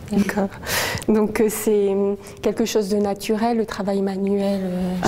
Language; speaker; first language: French; native; French